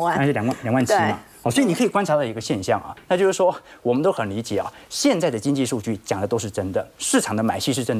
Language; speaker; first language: Chinese; native; Chinese